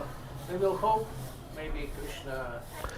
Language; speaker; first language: English; non-native, learner; Russian